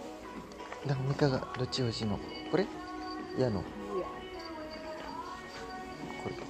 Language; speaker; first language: Japanese; non-native, learner; Indonesian